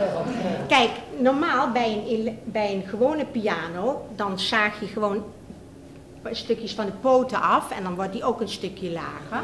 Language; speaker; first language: Dutch; native; Dutch